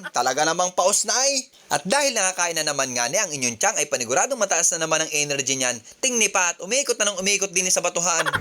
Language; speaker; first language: Filipino; native; Filipino